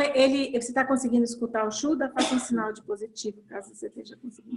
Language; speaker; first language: Portuguese; native; Portuguese